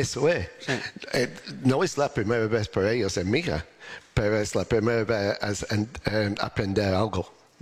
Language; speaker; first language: Spanish; non-native, learner; English